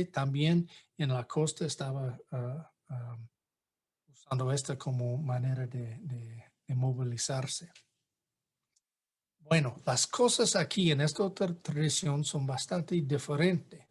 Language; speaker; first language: Spanish; non-native, fluent; English